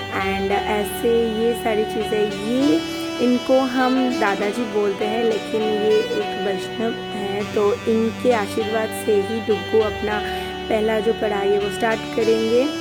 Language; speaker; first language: Hindi; non-native, local second language; Bangla